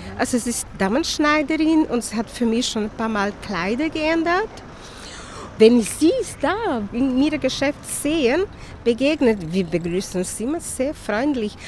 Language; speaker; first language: German; non-native, fluent; Portuguese